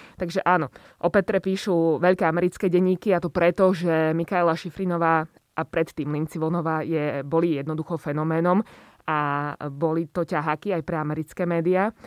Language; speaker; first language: Slovak; native; Slovak